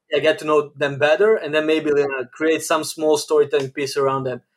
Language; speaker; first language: English; non-native, fluent; Serbian